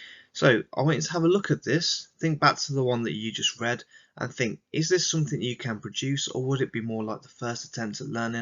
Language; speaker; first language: English; native; English